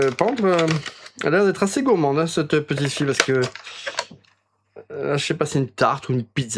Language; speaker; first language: French; native; French